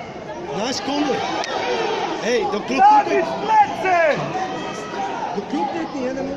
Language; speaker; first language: Dutch; native; Dutch